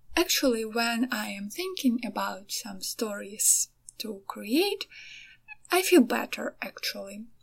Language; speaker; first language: English; non-native, fluent; Ukrainian